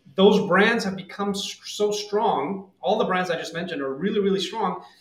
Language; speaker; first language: English; non-native, fluent; Hebrew